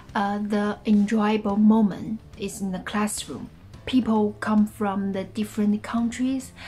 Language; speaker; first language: English; non-native, fluent; Chinese